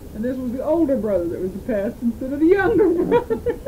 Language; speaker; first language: English; native; English